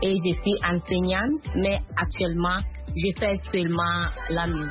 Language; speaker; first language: French; non-native, learner; Akan